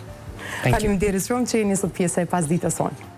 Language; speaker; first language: Albanian; native; Albanian